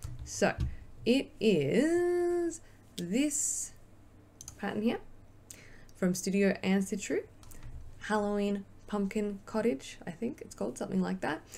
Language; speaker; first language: English; native; English